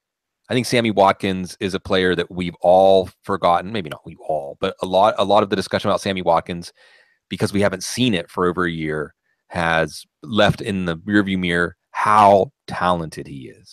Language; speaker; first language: English; native; English